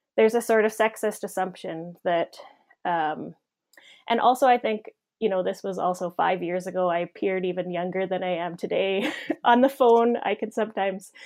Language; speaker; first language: English; native; English